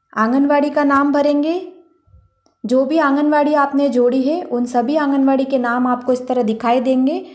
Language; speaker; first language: Hindi; native; Hindi